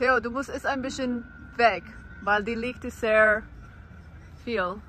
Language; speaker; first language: German; non-native, learner; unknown